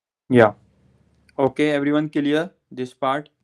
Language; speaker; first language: English; non-native, local second language; Hindi